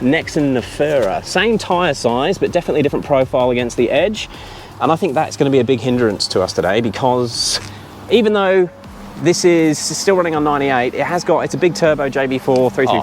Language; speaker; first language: English; native; English